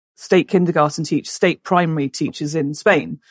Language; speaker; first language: English; native; English